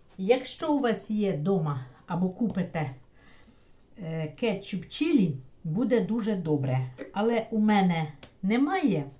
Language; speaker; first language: Ukrainian; non-native, local second language; Russian